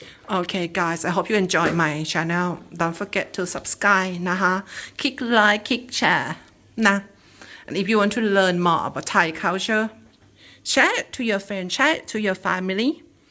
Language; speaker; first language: English; non-native, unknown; Thai